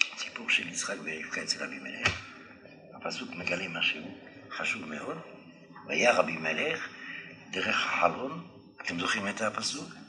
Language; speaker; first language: Hebrew; non-native, fluent; French